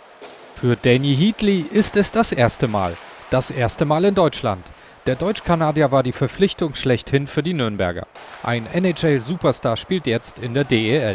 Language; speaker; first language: German; native; German